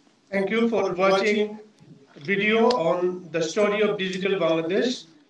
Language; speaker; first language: English; non-native, local second language; Bangla